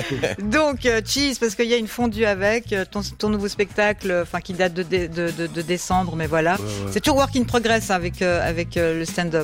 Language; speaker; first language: French; native; French